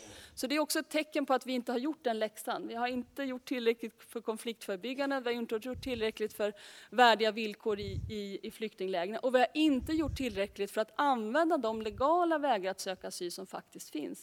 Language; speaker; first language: Swedish; native; Swedish